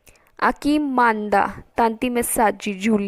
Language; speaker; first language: Italian; non-native, fluent; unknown